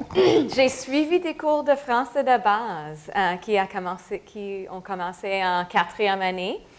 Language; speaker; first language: French; non-native, fluent; English